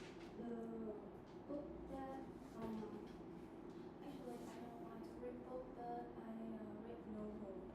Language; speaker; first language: English; non-native, learner; Vietnamese